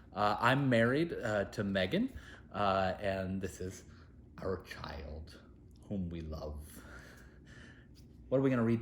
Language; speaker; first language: English; native; English